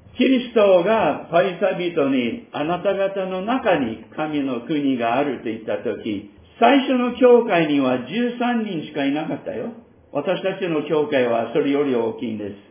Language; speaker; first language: Japanese; non-native, fluent; English